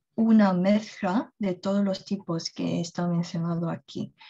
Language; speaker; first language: Spanish; non-native, fluent; Korean